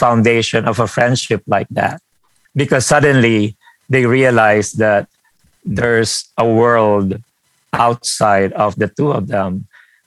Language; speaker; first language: English; non-native, local second language; Filipino